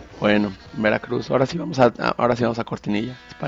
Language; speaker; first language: Spanish; native; Spanish